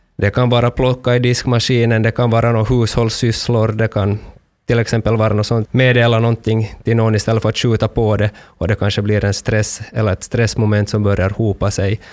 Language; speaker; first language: Swedish; native; Swedish